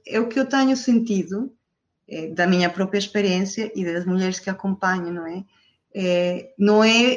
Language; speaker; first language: Portuguese; non-native, fluent; Spanish